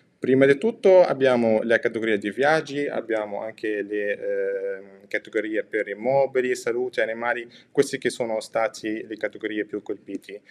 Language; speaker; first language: Italian; non-native, fluent; Arabic